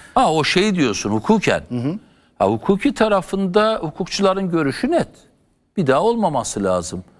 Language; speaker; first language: Turkish; native; Turkish